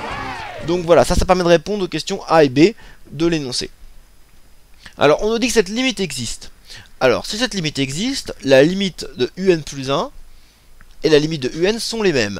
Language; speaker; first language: French; native; French